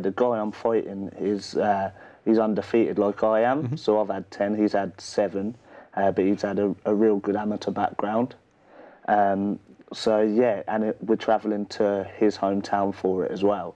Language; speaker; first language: English; native; English